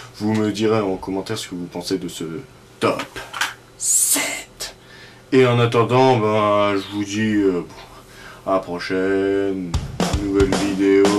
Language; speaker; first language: French; native; French